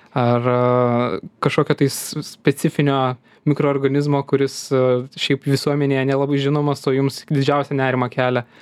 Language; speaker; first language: Lithuanian; native; Lithuanian